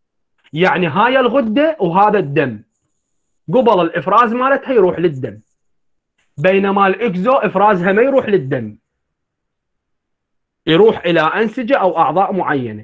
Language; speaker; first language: Arabic; native; Arabic